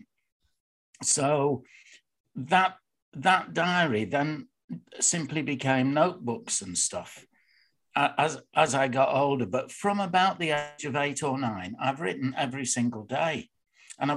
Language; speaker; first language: English; native; English